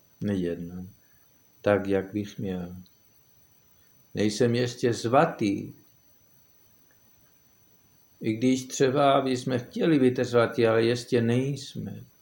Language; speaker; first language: Czech; non-native, fluent; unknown